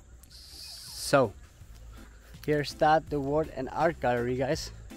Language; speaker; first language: English; non-native, fluent; German